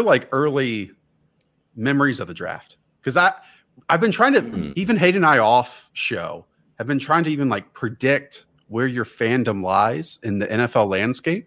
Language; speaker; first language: English; native; English